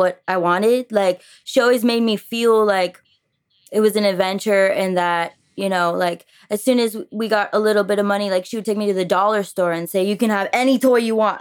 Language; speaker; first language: English; early bilingual, other home language; French